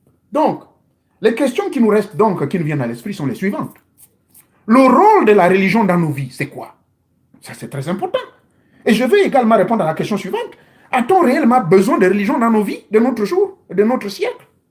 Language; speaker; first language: French; non-native, local second language; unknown